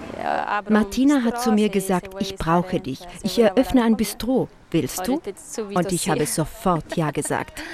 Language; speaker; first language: German; non-native, fluent; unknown